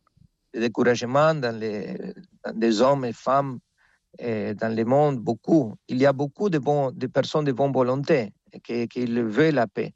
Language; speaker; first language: French; non-native, fluent; Spanish